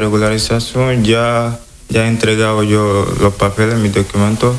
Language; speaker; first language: Spanish; non-native, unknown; Wolof